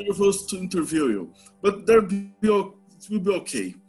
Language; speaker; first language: English; non-native, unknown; Portuguese